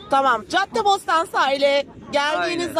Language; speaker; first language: Turkish; native; Turkish